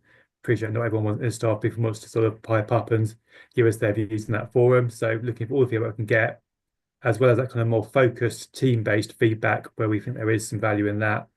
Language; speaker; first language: English; native; English